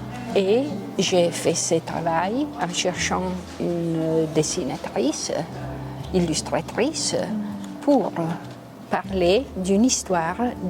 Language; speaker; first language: French; non-native, local second language; Italian